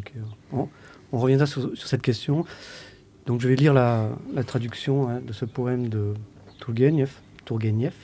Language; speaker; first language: French; native; French